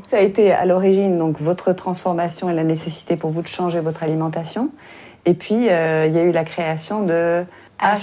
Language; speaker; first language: French; native; French